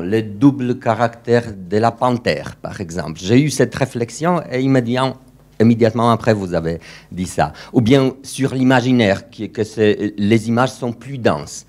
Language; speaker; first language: French; non-native, fluent; Polish